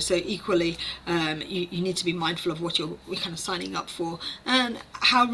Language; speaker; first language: English; native; English